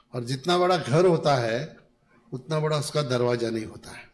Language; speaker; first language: Hindi; non-native, local second language; Marathi